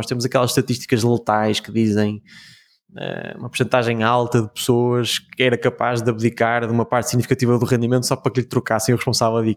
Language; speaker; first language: Portuguese; native; Portuguese